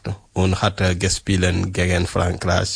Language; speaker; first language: German; non-native, learner; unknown